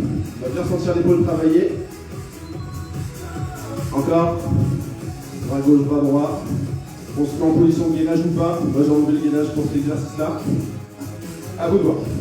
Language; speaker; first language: French; native; French